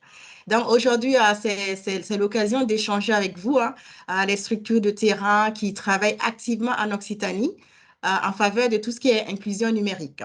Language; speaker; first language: French; native; French